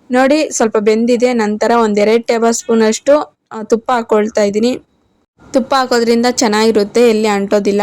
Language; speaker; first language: Kannada; non-native, local second language; Telugu